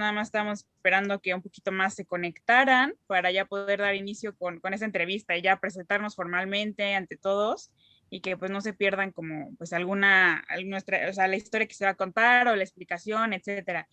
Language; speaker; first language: Spanish; native; Spanish